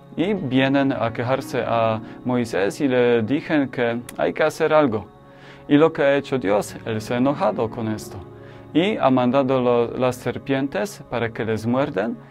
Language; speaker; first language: Spanish; non-native, fluent; Polish